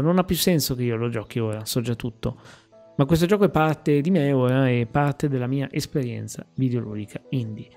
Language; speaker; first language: Italian; native; Italian